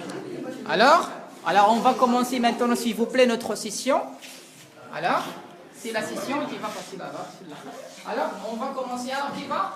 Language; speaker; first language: French; non-native, local second language; Arabic